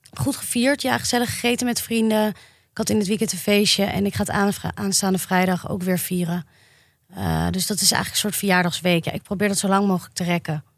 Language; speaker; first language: Dutch; native; Dutch